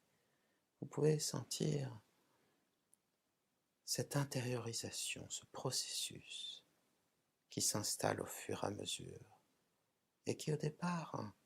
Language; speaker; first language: French; native; French